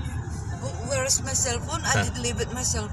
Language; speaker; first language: English; non-native, local second language; Filipino